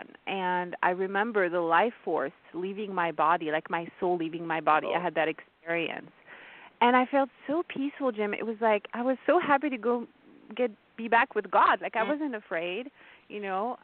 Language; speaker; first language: English; non-native, fluent; French